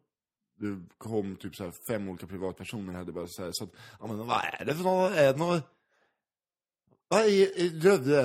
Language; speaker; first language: Swedish; native; Swedish